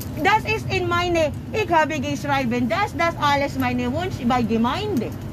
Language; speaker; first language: German; non-native, learner; Filipino